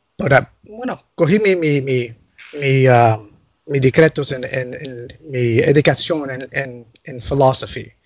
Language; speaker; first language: Spanish; early bilingual, heritage; Spanish